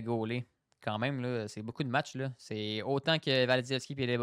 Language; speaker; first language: French; native; French